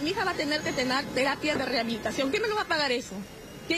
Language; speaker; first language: Spanish; native; Spanish